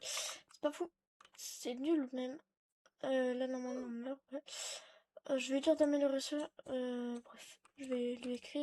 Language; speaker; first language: French; native; French